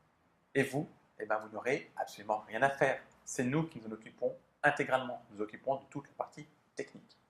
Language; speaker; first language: French; native; French